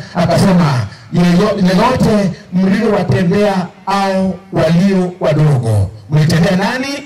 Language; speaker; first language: Swahili; non-native, local second language; Gusii